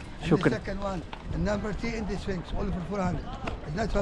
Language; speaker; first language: English; non-native, learner; Arabic